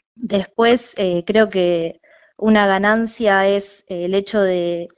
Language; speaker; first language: Spanish; native; Spanish